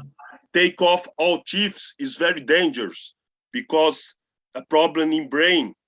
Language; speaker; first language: English; non-native, learner; Portuguese